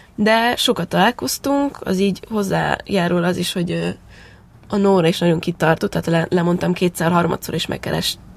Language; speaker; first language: Hungarian; early bilingual, heritage; Hungarian